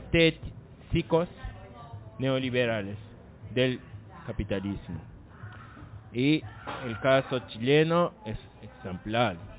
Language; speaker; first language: Spanish; non-native, learner; Japanese